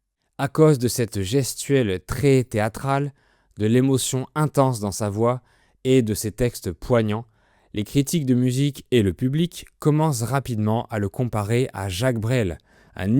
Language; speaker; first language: French; native; French